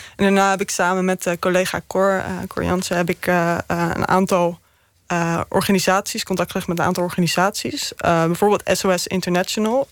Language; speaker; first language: Dutch; native; Dutch